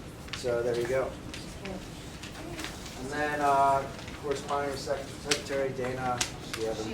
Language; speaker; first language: English; native; English